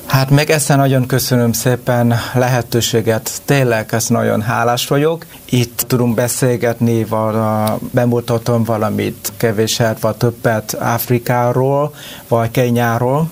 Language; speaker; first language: Hungarian; non-native, learner; Vietnamese